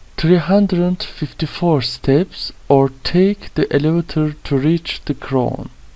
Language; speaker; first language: English; non-native, fluent; Turkish